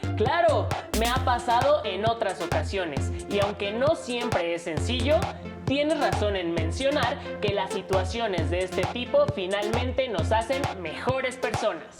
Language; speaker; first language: Spanish; native; Spanish